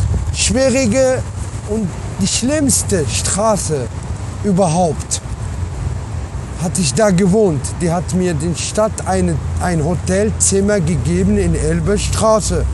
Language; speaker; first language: German; non-native, learner; Arabic